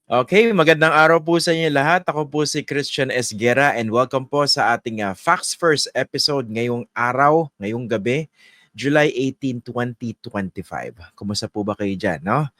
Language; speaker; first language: Filipino; native; Filipino